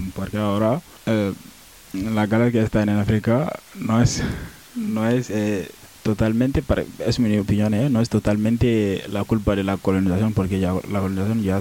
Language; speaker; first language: Spanish; non-native, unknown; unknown